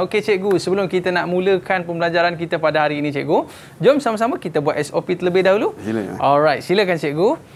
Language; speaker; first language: Malay; native; Malay